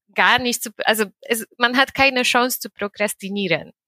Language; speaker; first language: German; non-native, fluent; Polish